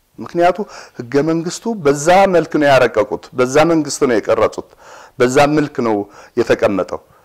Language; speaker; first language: Amharic; non-native, local second language; Tigrinya